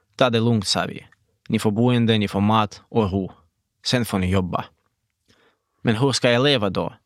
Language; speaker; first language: Swedish; non-native, fluent; Russian